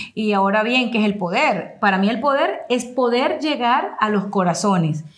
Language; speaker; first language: Spanish; native; Spanish